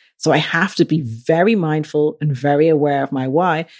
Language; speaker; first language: English; native; English